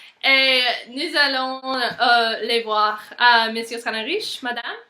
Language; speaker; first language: French; non-native, learner; English